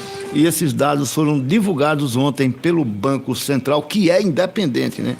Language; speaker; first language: Portuguese; native; Portuguese